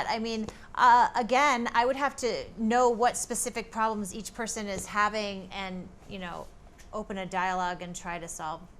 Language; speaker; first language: English; native; English